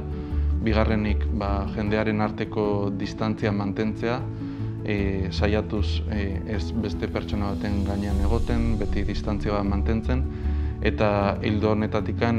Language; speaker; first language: Basque; native; Basque